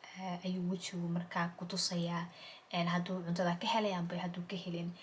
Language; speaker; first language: Somali; early bilingual, heritage; Somali